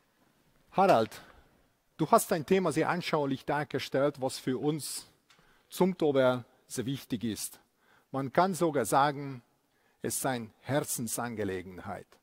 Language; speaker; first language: German; non-native, fluent; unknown